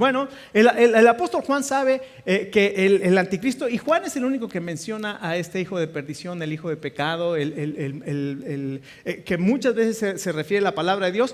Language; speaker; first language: Spanish; native; Spanish